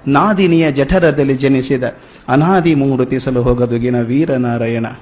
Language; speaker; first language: Kannada; native; Kannada